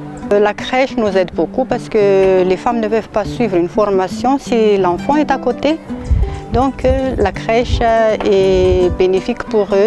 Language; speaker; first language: French; non-native, local second language; Malagasy